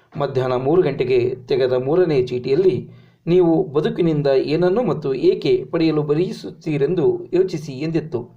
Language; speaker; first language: Kannada; native; Kannada